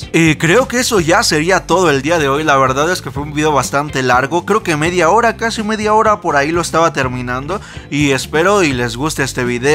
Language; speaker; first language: Spanish; native; Spanish